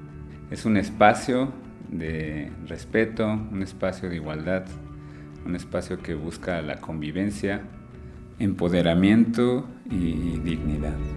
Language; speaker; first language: Spanish; non-native, fluent; Italian